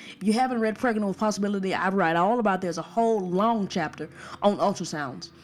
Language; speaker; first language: English; native; English